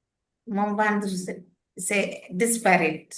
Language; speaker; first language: French; non-native, learner; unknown